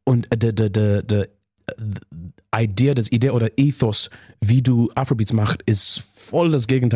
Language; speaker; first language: German; non-native, learner; English